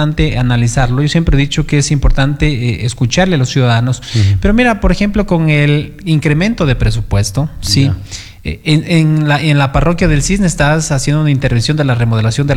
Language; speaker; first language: Spanish; native; Spanish